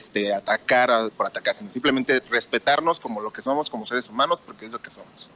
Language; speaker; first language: Spanish; native; Spanish